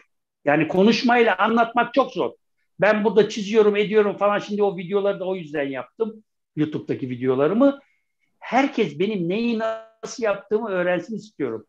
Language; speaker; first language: Turkish; native; Turkish